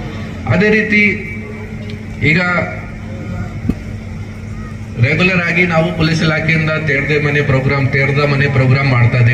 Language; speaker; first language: Kannada; non-native, fluent; Hindi